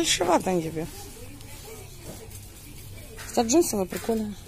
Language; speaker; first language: Russian; native; Russian